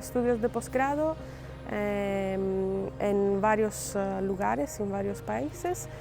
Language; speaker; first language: Spanish; non-native, fluent; Greek